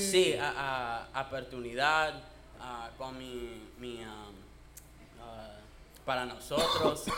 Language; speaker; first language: Spanish; non-native, learner; English